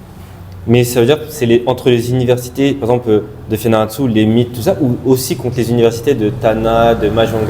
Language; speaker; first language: French; non-native, local second language; Malagasy